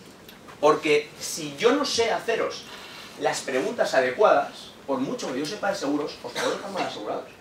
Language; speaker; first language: Spanish; native; Spanish